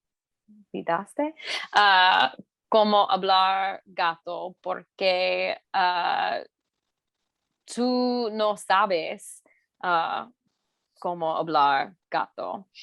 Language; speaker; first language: Spanish; non-native, learner; English